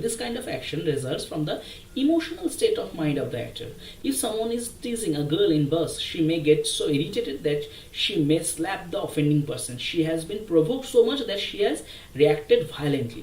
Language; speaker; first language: English; non-native, local second language; Bangla